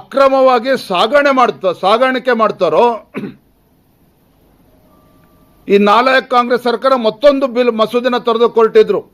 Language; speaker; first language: Kannada; native; Kannada